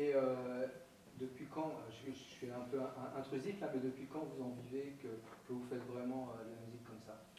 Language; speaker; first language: French; native; French